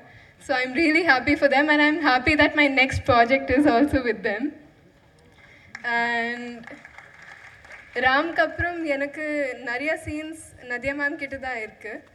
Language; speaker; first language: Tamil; non-native, fluent; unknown